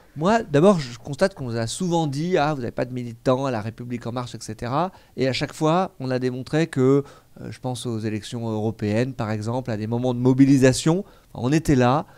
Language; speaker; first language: French; native; French